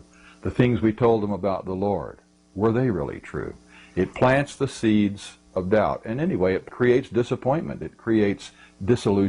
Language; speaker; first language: English; native; English